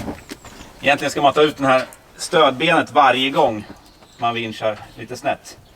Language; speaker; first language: Swedish; native; Swedish